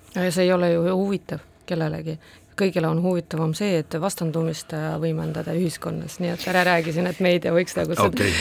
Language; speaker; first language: Estonian; non-native, local second language; Russian